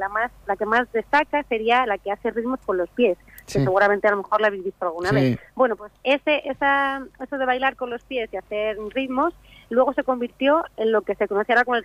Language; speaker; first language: Spanish; native; Spanish